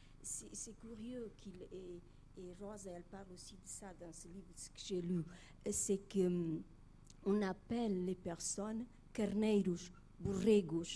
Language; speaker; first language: French; non-native, fluent; Portuguese